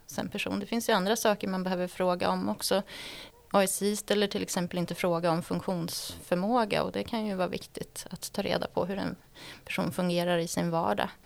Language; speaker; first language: Swedish; native; Swedish